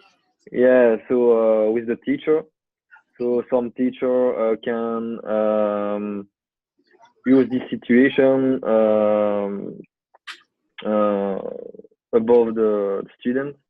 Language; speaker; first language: English; non-native, learner; French